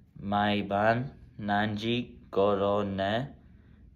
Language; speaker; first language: Japanese; non-native, learner; English